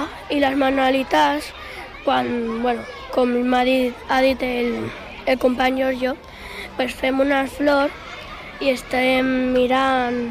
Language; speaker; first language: Catalan; non-native, local second language; Spanish